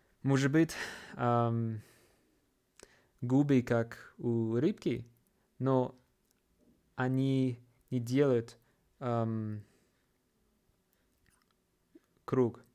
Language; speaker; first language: Russian; non-native, fluent; English